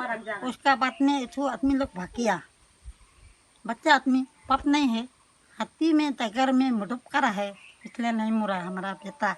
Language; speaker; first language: Hindi; non-native, local second language; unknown